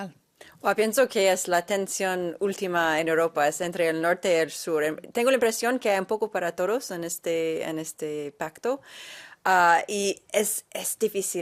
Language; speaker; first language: Spanish; non-native, fluent; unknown